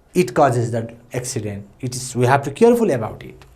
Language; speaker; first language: English; non-native, local second language; Nepali